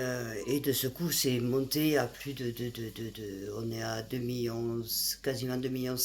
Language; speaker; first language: French; native; French